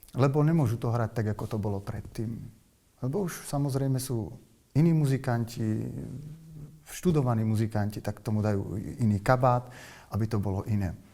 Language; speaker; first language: Slovak; native; Slovak